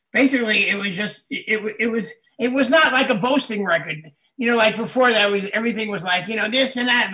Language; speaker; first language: English; native; English